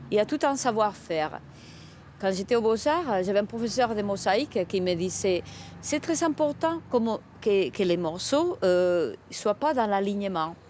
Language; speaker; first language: French; non-native, fluent; Spanish